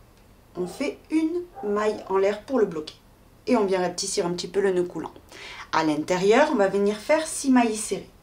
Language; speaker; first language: French; native; French